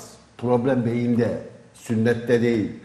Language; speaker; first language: Turkish; native; Turkish